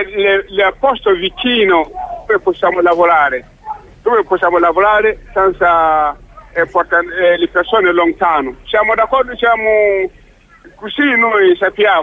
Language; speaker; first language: Italian; non-native, local second language; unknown